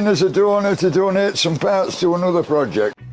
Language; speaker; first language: English; native; English